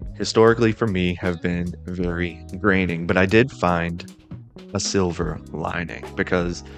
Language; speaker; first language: English; native; English